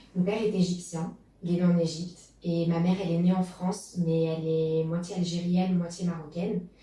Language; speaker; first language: French; native; French